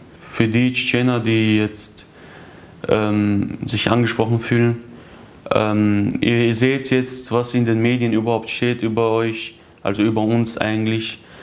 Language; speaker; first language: German; early bilingual, other home language; Chechen